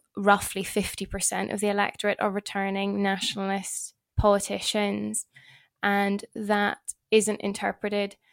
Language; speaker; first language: English; native; English